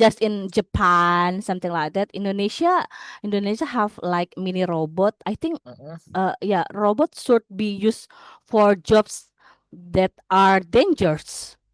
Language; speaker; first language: English; non-native, learner; Indonesian